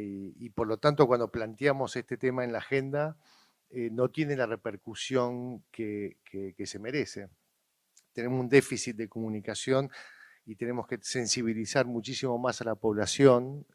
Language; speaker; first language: Spanish; native; Spanish